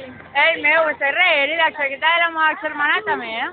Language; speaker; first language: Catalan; non-native, local second language; Spanish